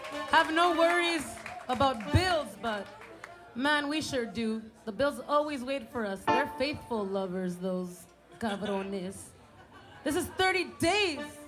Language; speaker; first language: English; early bilingual, other home language; Spanish